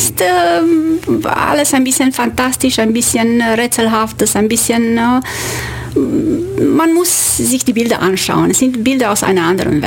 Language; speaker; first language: German; non-native, fluent; Romanian